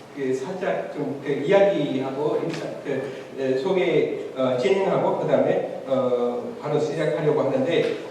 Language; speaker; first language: Korean; non-native, fluent; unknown